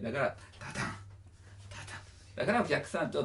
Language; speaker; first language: Japanese; non-native, learner; Italian